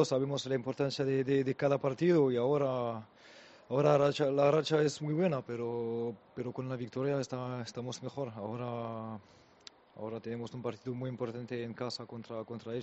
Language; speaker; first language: Spanish; non-native, learner; French